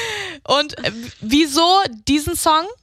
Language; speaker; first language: German; native; German